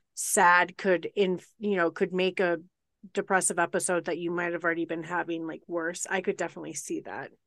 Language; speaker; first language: English; native; English